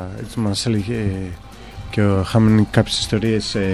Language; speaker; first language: Greek; native; Greek